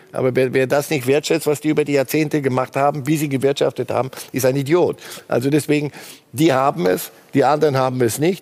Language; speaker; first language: German; native; German